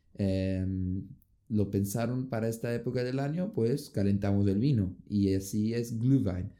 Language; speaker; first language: Spanish; non-native, fluent; Portuguese